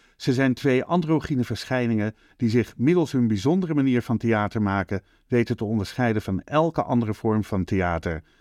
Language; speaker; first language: Dutch; native; Dutch